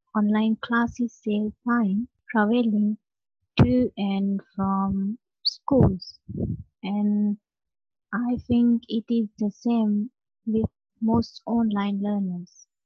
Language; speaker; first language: English; non-native, local second language; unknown